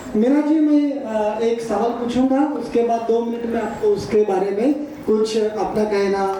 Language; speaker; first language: Hindi; non-native, local second language; Marathi